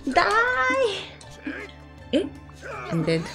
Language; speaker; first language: English; non-native, learner; Japanese